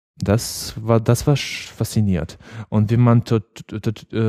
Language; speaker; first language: German; non-native, learner; Ukrainian